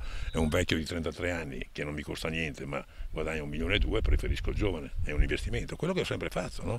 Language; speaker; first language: Italian; native; Italian